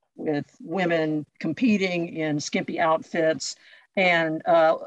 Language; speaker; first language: English; native; English